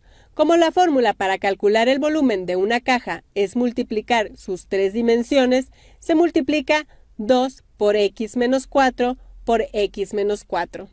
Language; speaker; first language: Spanish; native; Spanish